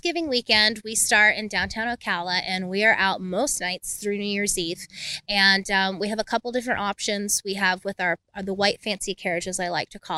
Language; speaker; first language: English; native; English